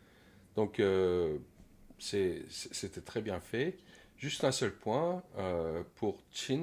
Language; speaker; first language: French; non-native, fluent; Korean